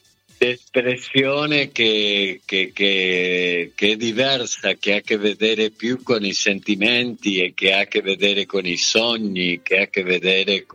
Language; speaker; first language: Italian; non-native, fluent; Spanish